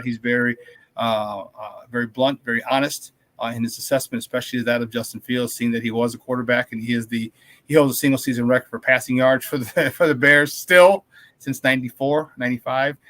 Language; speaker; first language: English; native; English